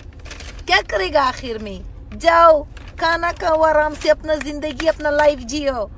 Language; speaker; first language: Hindi; non-native, local second language; Pashto